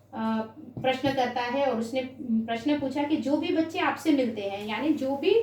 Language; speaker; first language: Hindi; non-native, local second language; Gujarati